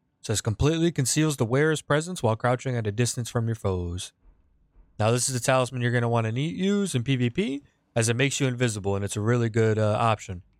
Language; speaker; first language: English; native; English